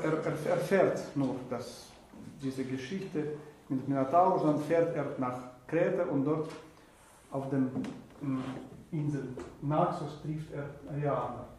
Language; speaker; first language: German; non-native, fluent; Russian